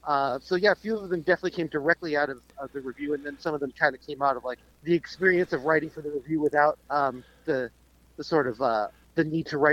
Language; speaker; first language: English; native; English